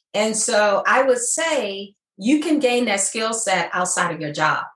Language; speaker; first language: English; native; English